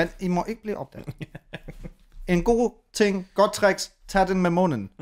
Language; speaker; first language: Danish; native; Danish